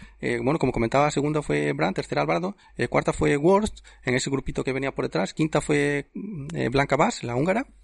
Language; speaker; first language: Spanish; native; Spanish